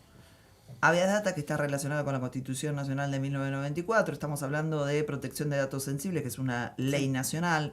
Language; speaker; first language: Spanish; native; Spanish